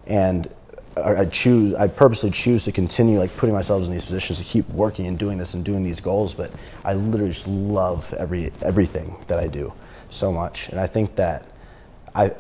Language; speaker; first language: English; native; English